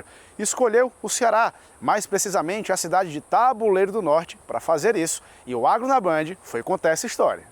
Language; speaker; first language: Portuguese; native; Portuguese